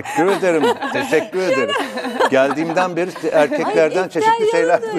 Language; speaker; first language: Turkish; native; Turkish